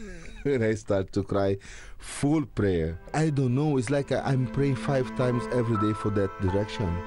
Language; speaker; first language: English; non-native, learner; Portuguese